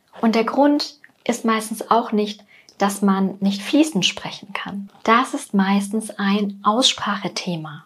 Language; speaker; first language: German; native; German